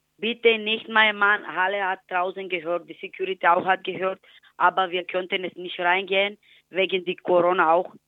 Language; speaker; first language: German; non-native, learner; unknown